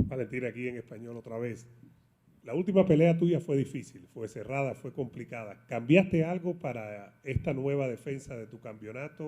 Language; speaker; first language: Spanish; native; Spanish